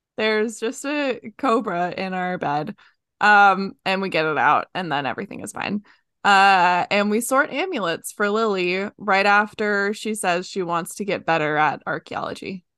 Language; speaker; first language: English; native; English